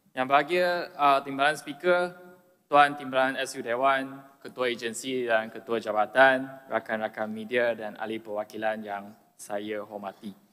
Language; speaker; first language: Malay; non-native, local second language; Chinese